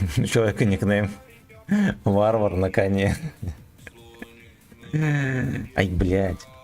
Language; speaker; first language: Russian; native; Russian